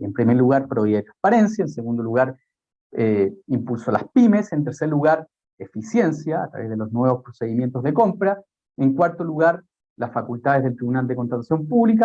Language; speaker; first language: Spanish; native; Spanish